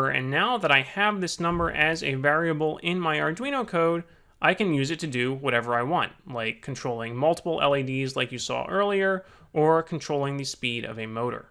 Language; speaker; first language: English; native; English